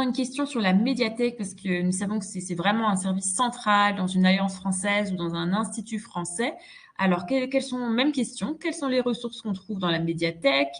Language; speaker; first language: French; native; French